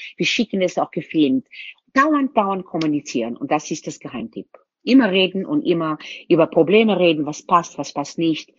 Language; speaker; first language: German; non-native, fluent; Hebrew